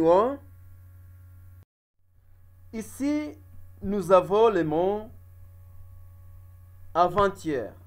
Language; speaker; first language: French; non-native, local second language; Kinyarwanda